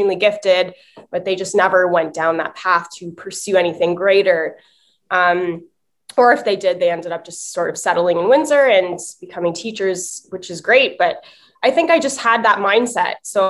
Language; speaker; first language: English; native; English